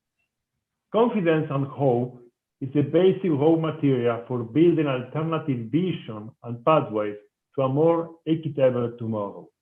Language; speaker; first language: English; non-native, fluent; Spanish